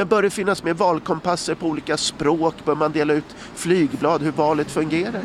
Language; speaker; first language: Swedish; native; Swedish